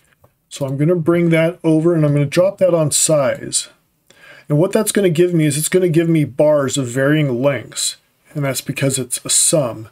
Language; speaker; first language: English; native; English